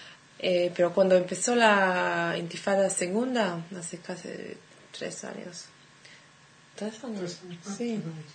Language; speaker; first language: Spanish; non-native, fluent; Hebrew